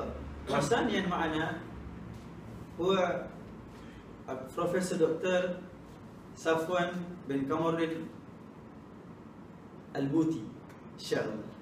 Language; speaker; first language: Arabic; non-native, learner; Malay